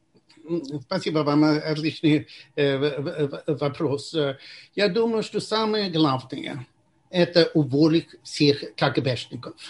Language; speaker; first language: Russian; non-native, fluent; Swedish